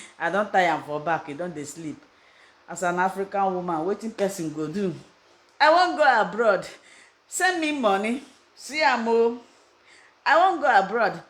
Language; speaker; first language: Nigerian Pidgin; non-native, local second language; Igbo